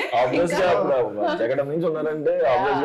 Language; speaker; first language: Telugu; native; Telugu